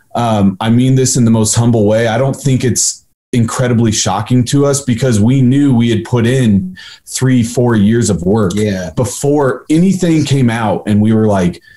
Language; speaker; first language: English; native; English